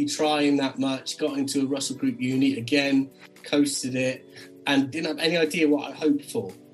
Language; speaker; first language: English; native; English